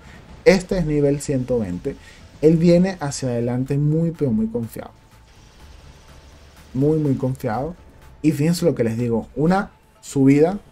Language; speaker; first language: Spanish; native; Spanish